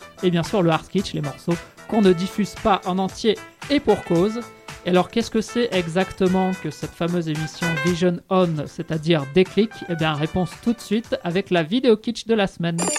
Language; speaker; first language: French; native; French